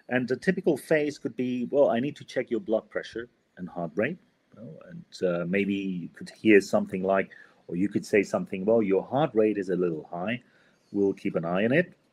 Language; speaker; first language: English; non-native, fluent; Spanish